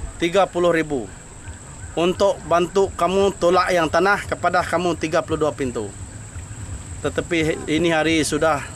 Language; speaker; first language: Malay; non-native, local second language; Iban